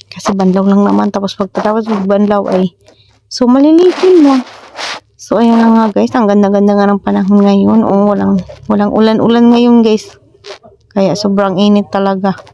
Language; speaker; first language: Filipino; native; Filipino